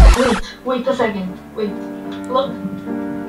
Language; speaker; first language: English; non-native, learner; Italian